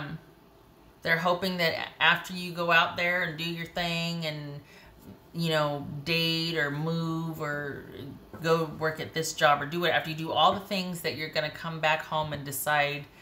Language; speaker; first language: English; native; English